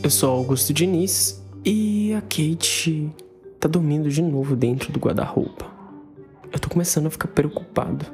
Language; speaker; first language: Portuguese; native; Portuguese